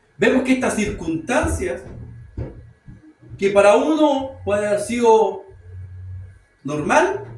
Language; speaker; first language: Spanish; native; Spanish